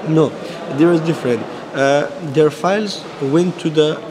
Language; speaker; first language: English; non-native, fluent; Persian